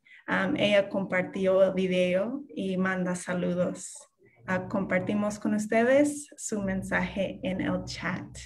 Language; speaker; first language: Spanish; non-native, fluent; English